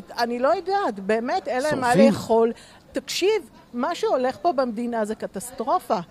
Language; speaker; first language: Hebrew; early bilingual, other home language; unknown